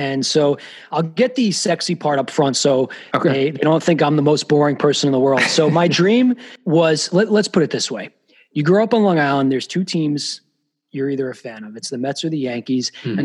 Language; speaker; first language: English; native; English